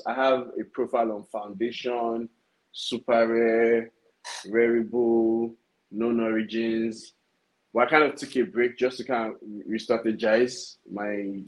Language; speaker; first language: English; non-native, local second language; Yoruba